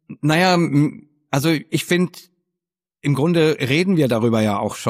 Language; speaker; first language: German; native; German